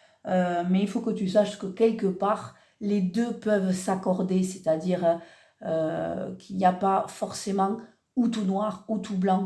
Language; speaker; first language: French; native; French